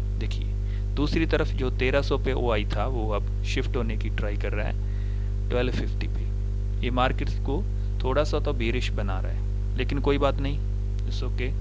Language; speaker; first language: Hindi; non-native, local second language; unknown